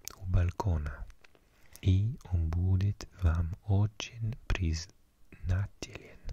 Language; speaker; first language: Russian; non-native, learner; English